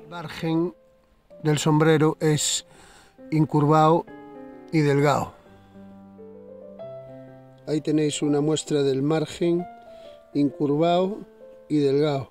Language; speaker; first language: Spanish; native; Spanish